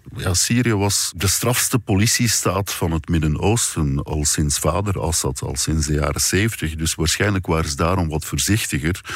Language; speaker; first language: Dutch; native; Dutch